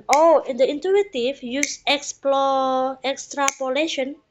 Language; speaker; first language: English; non-native, fluent; Indonesian